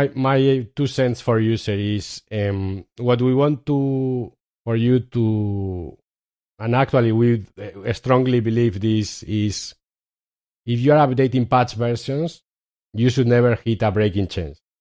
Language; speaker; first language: English; non-native, fluent; Spanish